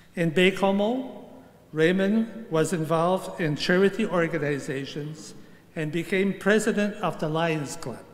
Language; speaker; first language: English; non-native, local second language; French